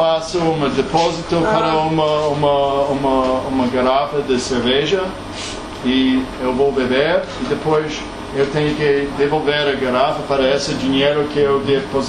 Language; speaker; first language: Portuguese; non-native, learner; English